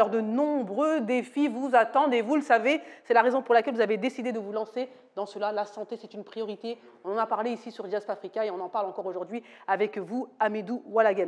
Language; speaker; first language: French; native; French